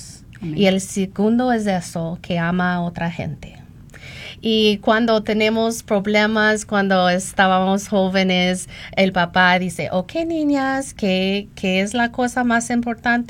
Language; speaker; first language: Spanish; non-native, learner; English